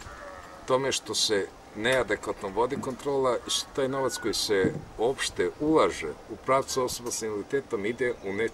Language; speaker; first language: Serbian; native; Serbian